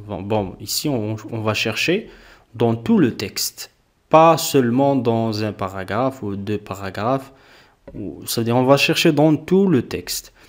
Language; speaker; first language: French; non-native, local second language; Arabic